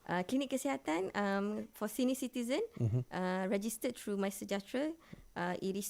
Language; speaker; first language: English; non-native, local second language; Malay